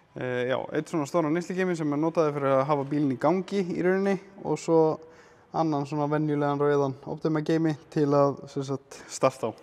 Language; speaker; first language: Icelandic; native; Icelandic